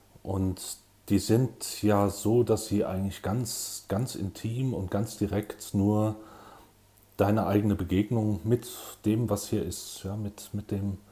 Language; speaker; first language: German; native; German